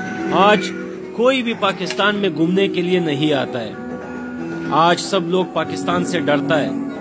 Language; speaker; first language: Hindi; non-native, fluent; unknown